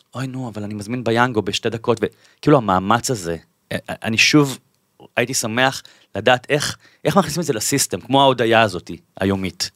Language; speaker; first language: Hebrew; native; Hebrew